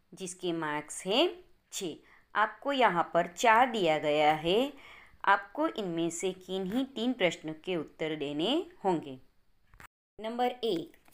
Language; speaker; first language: Hindi; non-native, local second language; Gujarati